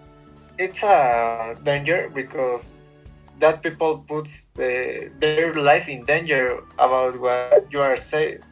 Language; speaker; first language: English; non-native, learner; Spanish